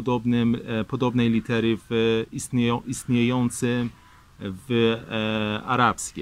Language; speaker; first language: Polish; non-native, fluent; Persian